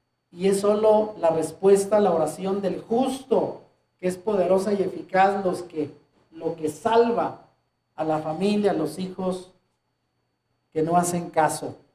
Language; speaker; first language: Spanish; native; Spanish